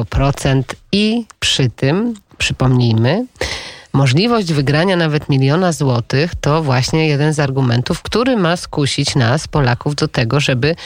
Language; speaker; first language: Polish; native; Polish